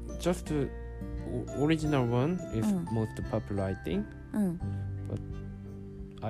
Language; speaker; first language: English; non-native, learner; Korean